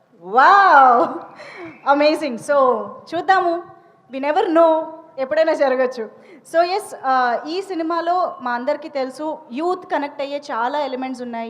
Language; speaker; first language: Telugu; native; Telugu